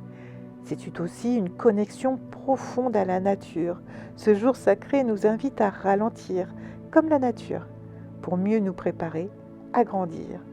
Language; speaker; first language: French; native; French